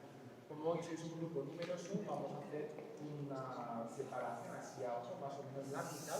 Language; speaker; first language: Spanish; native; Spanish